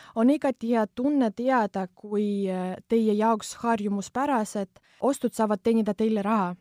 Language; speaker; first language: Estonian; non-native, local second language; Russian